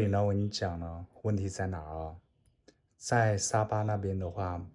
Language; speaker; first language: Chinese; native; Chinese